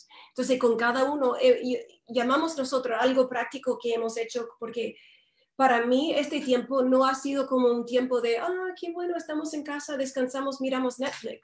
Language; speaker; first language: Spanish; non-native, fluent; English